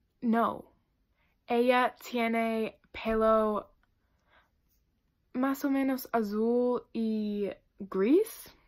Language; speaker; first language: Spanish; non-native, learner; English